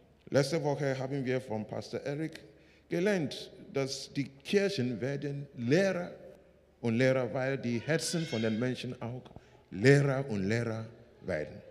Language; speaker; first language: German; non-native, learner; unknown